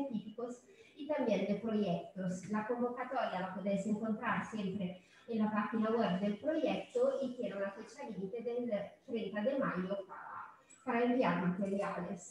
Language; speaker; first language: Spanish; non-native, fluent; Italian